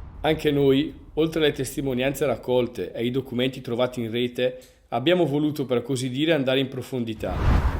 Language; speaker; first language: Italian; native; Italian